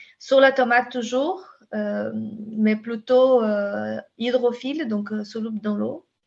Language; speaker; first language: French; non-native, fluent; Portuguese